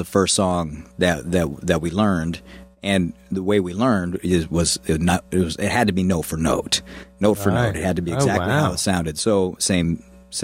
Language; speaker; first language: English; native; English